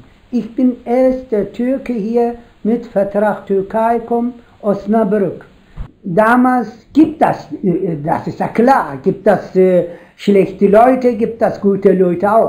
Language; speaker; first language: German; non-native, learner; Turkish